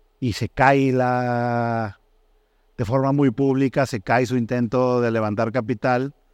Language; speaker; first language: Spanish; native; Spanish